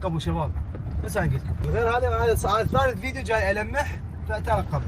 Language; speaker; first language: Arabic; native; Arabic